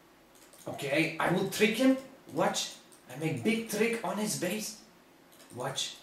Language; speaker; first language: English; non-native, learner; German